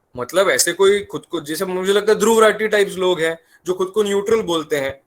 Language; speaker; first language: Hindi; non-native, local second language; Marathi